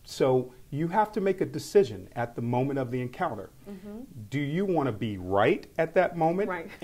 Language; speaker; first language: English; native; English